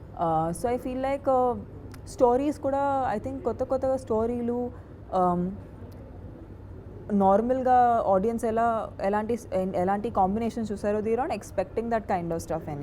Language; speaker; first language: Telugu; non-native, fluent; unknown